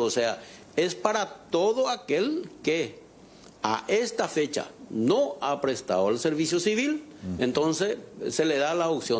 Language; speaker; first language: Spanish; native; Spanish